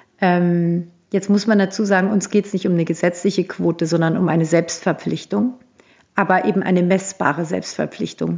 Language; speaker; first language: German; early bilingual, other home language; Turkish